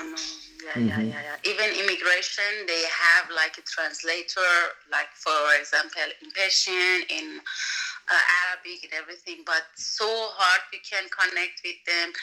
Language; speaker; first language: English; non-native, learner; Persian